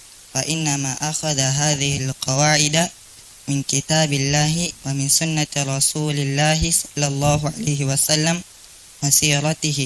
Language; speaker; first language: Arabic; non-native, learner; Indonesian